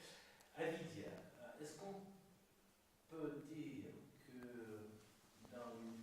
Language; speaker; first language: French; non-native, fluent; Russian